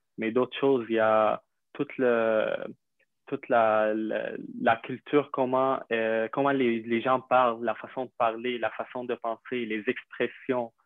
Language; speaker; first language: French; non-native, fluent; Arabic